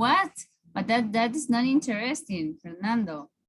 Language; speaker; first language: English; non-native, fluent; Spanish